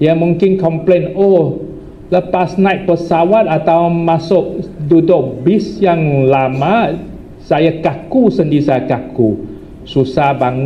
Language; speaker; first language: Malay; non-native, local second language; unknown